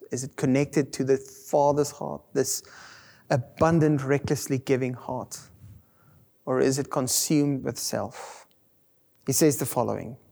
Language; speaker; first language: English; non-native, local second language; Afrikaans